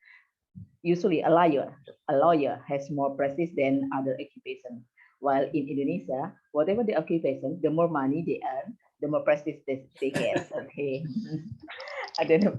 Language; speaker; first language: English; non-native, fluent; Indonesian